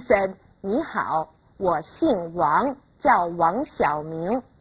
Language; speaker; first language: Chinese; non-native, fluent; English